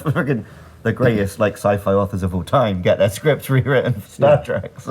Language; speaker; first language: English; native; English